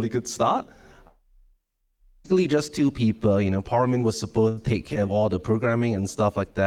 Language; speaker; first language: English; non-native, local second language; Cantonese